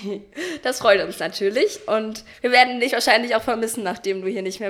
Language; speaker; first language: German; native; German